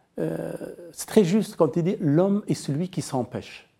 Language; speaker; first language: French; non-native, fluent; Persian